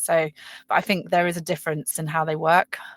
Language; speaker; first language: English; native; English